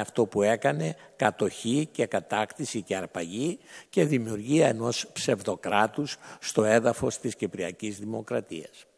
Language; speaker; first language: Greek; native; Greek